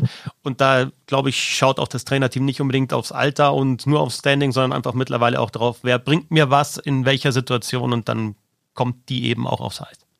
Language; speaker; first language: German; native; German